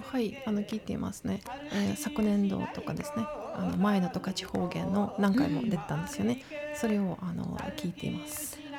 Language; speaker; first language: Japanese; non-native, fluent; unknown